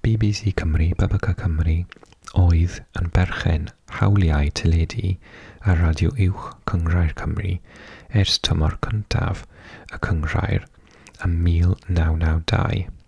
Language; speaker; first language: Welsh; non-native, fluent; English